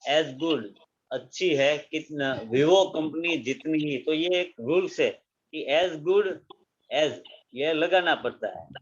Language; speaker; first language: Hindi; non-native, local second language; Gujarati